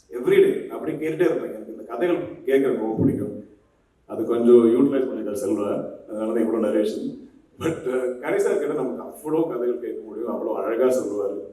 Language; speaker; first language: Tamil; non-native, local second language; Malayalam